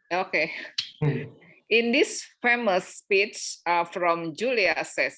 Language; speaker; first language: English; non-native, learner; Indonesian